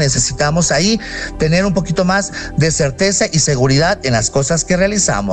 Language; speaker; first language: Spanish; native; Spanish